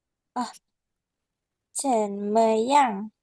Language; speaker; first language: Chinese; non-native, learner; Indonesian